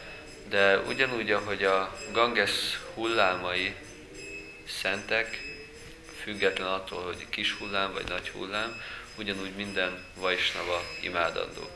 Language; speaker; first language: Hungarian; native; Hungarian